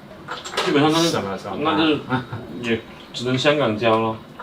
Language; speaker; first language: Chinese; native; Chinese